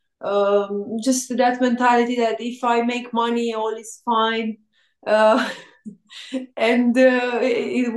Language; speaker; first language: English; non-native, fluent; Romanian